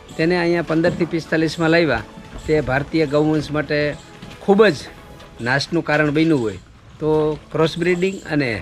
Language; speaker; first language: Gujarati; native; Gujarati